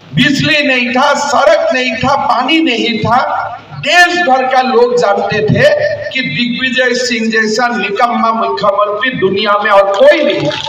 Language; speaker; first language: Hindi; non-native, local second language; Assamese